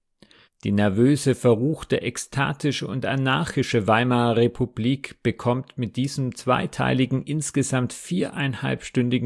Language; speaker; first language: German; native; German